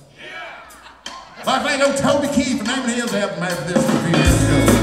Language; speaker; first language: English; native; English